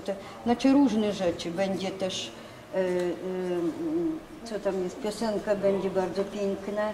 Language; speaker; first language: Polish; non-native, learner; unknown